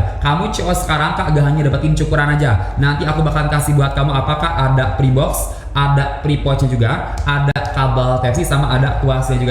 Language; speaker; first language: Indonesian; native; Indonesian